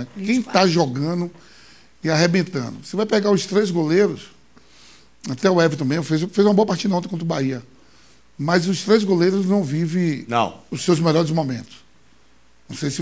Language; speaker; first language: Portuguese; native; Portuguese